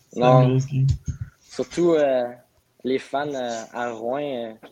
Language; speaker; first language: French; native; French